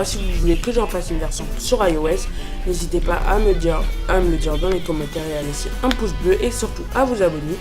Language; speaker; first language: French; native; French